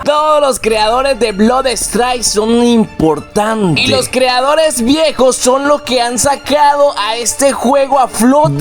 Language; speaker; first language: Spanish; native; Spanish